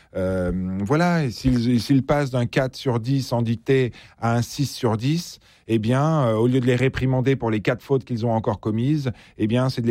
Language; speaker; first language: French; native; French